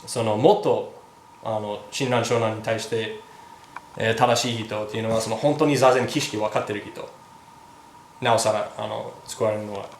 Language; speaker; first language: Japanese; non-native, fluent; English